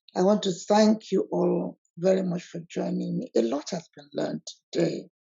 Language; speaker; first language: English; non-native, local second language; Yoruba